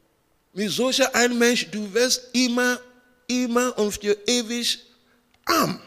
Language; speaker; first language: German; non-native, learner; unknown